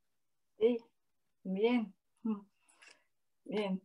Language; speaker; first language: Spanish; non-native, learner; French